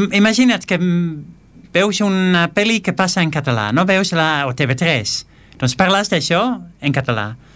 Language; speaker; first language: Catalan; non-native, fluent; Dutch